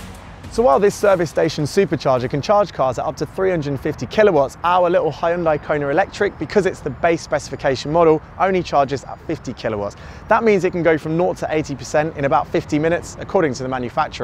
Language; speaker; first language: English; native; English